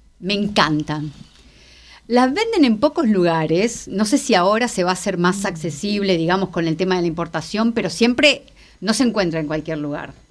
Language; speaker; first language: Spanish; native; Spanish